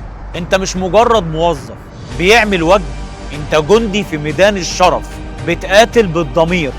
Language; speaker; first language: Arabic; native; Arabic